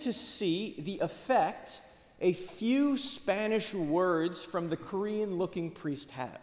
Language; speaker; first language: English; native; English